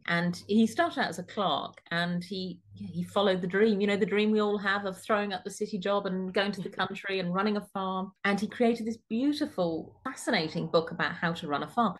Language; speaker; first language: English; native; English